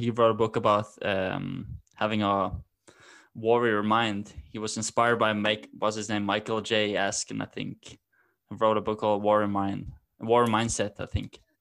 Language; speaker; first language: English; non-native, fluent; Norwegian